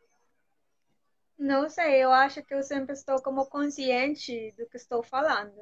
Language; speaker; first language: Portuguese; non-native, fluent; Spanish